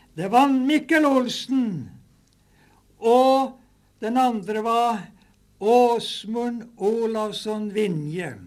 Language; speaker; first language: Norwegian; native; Norwegian